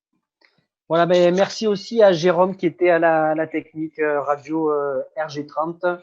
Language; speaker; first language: French; native; French